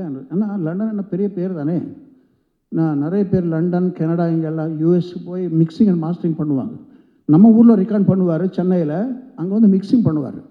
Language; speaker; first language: Tamil; non-native, local second language; Telugu